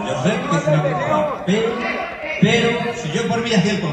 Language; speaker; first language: Spanish; native; Spanish